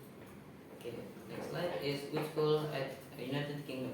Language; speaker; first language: English; non-native, learner; Indonesian